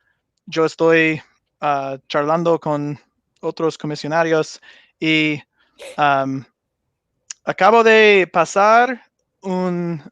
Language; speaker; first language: Spanish; non-native, learner; English